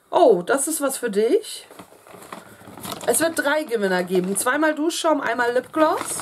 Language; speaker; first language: German; native; German